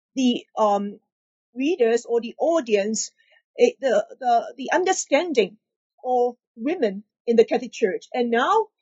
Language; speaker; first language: English; non-native, local second language; Cantonese